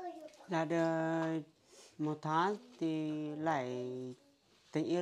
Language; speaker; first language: Vietnamese; non-native, local second language; Hmong